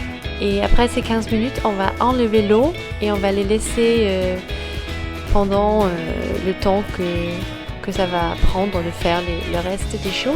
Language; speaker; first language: French; non-native, fluent; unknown